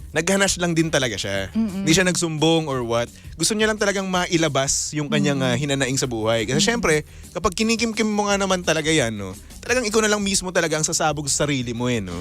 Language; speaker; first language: Filipino; native; Filipino